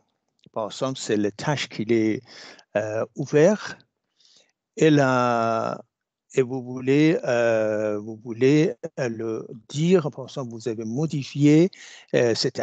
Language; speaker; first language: French; non-native, fluent; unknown